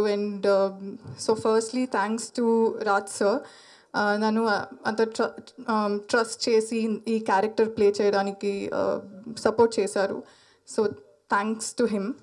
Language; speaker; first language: Telugu; non-native, learner; Malayalam